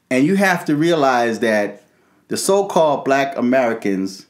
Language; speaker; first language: English; native; English